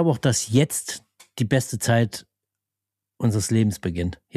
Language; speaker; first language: German; native; German